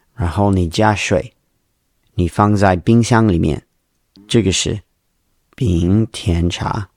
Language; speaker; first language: Chinese; non-native, learner; English